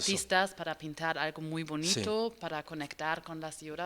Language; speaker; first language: Spanish; non-native, learner; German